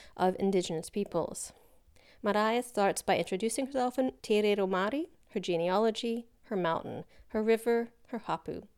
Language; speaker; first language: English; native; English